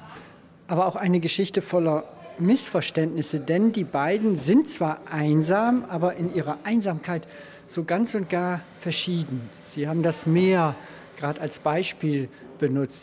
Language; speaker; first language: German; native; German